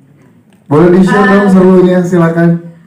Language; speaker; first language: Indonesian; native; Indonesian